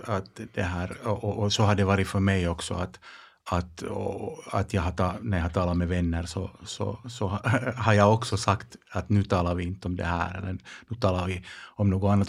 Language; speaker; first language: Swedish; non-native, local second language; Finnish